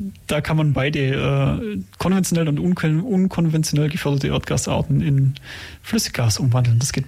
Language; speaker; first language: German; native; German